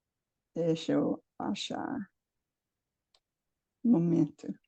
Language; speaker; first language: Portuguese; non-native, fluent; English